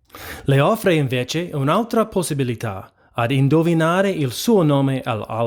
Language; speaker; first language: Italian; non-native, fluent; English